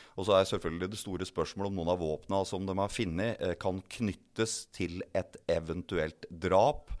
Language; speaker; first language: Norwegian; native; Norwegian